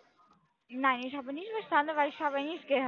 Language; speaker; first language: German; non-native, learner; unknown